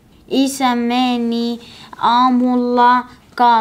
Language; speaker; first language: Finnish; non-native, learner; Arabic